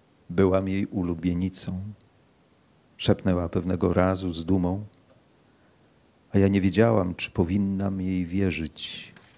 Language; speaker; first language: Polish; native; Polish